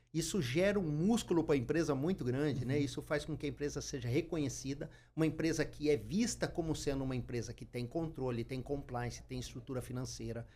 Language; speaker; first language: Portuguese; native; Portuguese